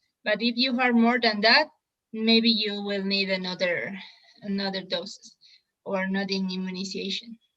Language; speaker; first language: English; non-native, learner; Spanish